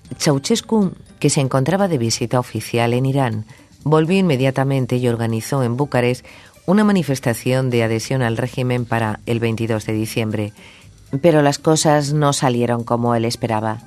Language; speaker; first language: Spanish; native; Spanish